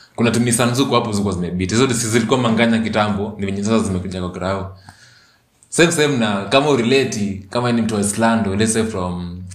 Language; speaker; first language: Swahili; native; Swahili